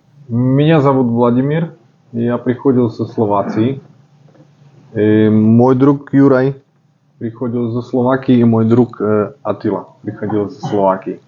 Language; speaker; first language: Russian; non-native, learner; Slovak